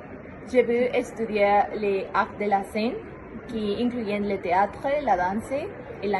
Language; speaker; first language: French; non-native, learner; Spanish